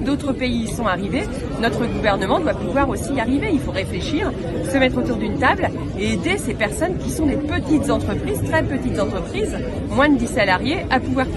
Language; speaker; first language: French; native; French